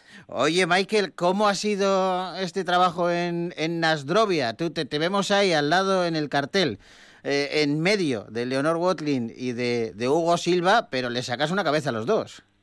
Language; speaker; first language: Spanish; native; Spanish